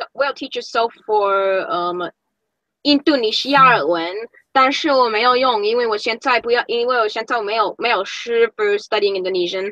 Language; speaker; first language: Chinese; non-native, learner; English